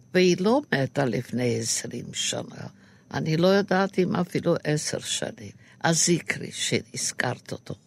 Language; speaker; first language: Hebrew; non-native, fluent; Yiddish